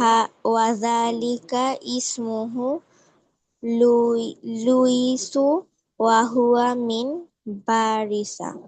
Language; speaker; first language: Arabic; non-native, learner; Bangla